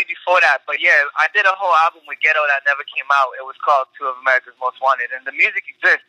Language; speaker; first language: English; native; English